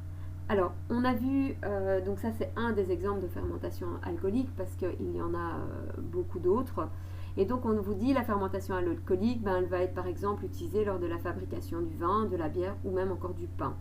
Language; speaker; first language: French; native; French